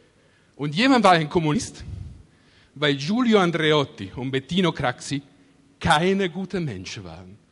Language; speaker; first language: German; non-native, fluent; Italian